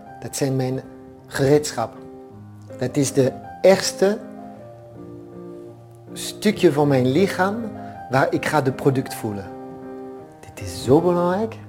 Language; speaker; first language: Dutch; non-native, fluent; French